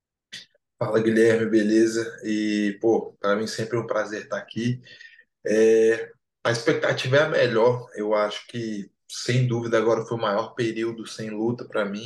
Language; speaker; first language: Portuguese; native; Portuguese